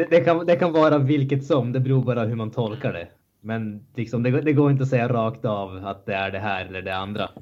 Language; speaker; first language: Swedish; native; Swedish